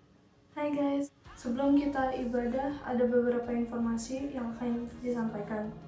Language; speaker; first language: Indonesian; native; Indonesian